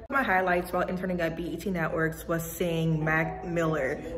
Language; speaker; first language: English; native; English